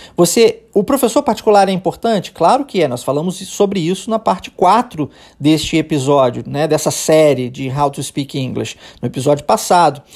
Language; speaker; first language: Portuguese; early bilingual, heritage; Portuguese